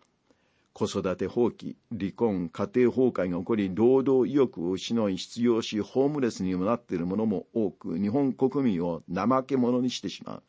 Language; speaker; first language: Japanese; native; Japanese